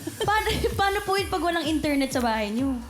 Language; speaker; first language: Filipino; native; Filipino